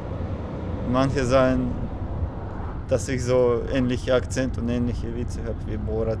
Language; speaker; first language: German; non-native, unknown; Russian